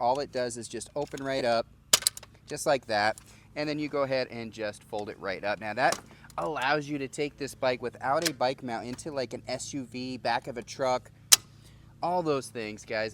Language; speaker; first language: English; native; English